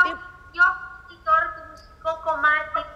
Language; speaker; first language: Greek; early bilingual, heritage; Greek